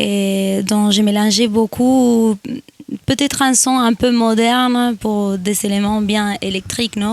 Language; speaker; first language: French; non-native, fluent; Spanish